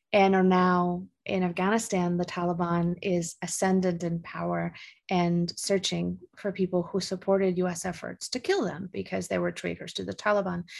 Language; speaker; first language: English; early bilingual, other home language; Spanish